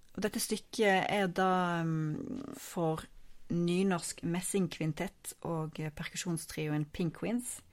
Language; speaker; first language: Norwegian; native; Norwegian